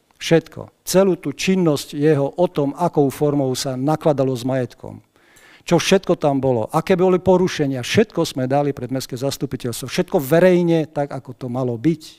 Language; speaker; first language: Slovak; non-native, local second language; Hungarian